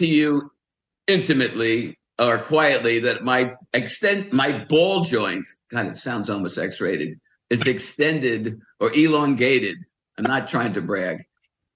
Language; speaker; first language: English; native; English